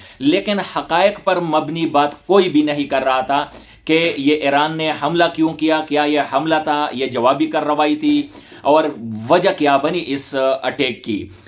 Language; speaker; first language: Urdu; non-native, local second language; Pashto